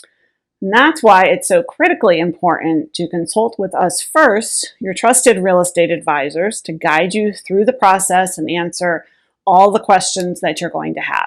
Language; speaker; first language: English; native; English